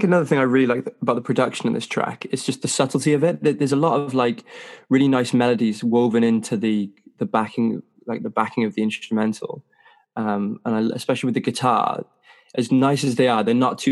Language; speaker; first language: English; native; English